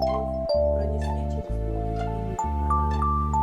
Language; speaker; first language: Russian; native; Russian